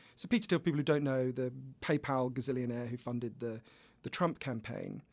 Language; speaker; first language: English; native; English